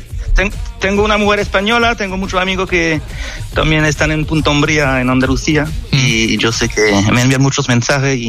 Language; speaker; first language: Spanish; non-native, fluent; French